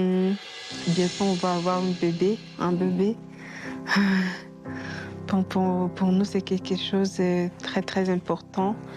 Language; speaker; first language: French; non-native, local second language; Kinyarwanda